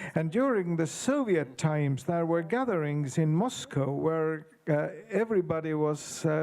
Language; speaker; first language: English; non-native, fluent; Estonian